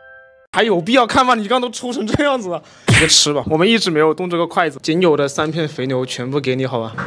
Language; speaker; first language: Chinese; non-native, fluent; Korean